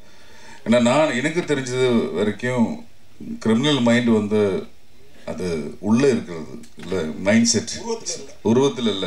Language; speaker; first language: Tamil; non-native, learner; Malayalam